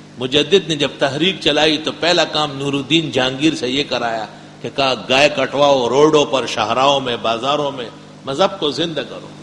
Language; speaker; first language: Urdu; non-native, local second language; Pashto